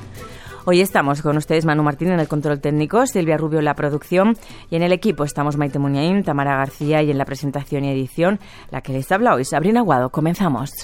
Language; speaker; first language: Spanish; native; Spanish